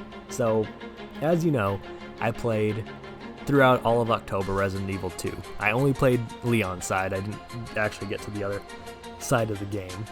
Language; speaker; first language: English; native; English